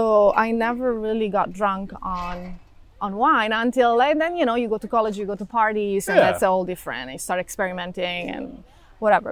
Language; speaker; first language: English; non-native, fluent; Italian